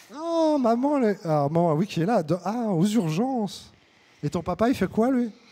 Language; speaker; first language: French; native; French